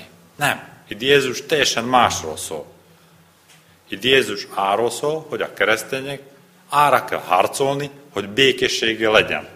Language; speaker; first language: Hungarian; non-native, learner; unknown